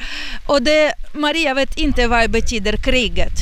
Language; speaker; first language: Swedish; non-native, learner; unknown